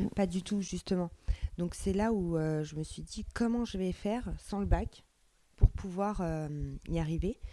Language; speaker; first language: French; native; French